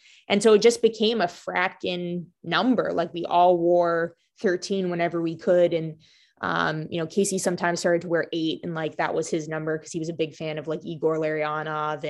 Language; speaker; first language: English; native; English